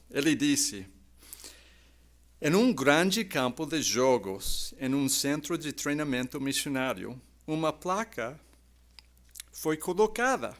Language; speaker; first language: Portuguese; non-native, fluent; English